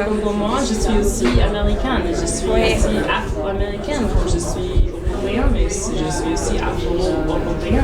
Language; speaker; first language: French; non-native, learner; English